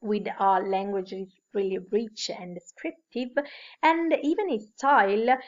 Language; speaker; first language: English; non-native, fluent; Italian